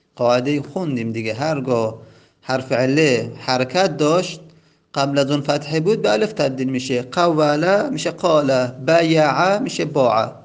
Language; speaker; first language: Persian; non-native, local second language; Azerbaijani